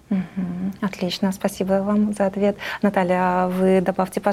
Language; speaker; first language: Russian; native; Russian